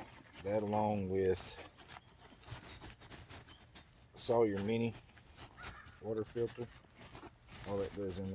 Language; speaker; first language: English; native; English